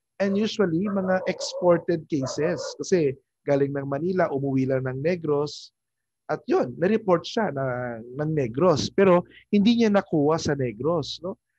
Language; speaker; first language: Filipino; non-native, local second language; Hiligaynon